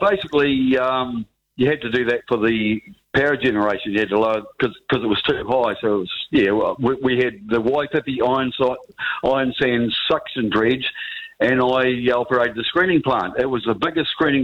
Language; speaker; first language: English; native; English